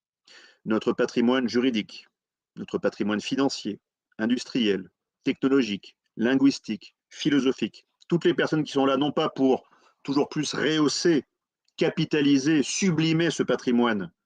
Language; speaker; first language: French; native; French